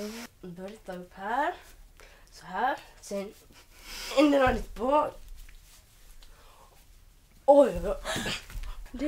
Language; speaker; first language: Swedish; native; Swedish